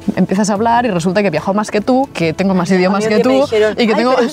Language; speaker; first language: Spanish; native; Spanish